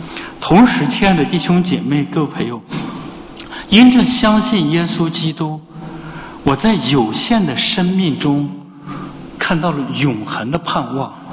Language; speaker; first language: Chinese; native; Chinese